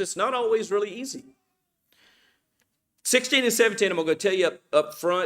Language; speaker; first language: English; native; English